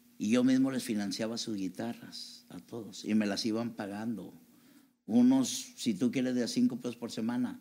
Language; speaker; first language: Spanish; native; Spanish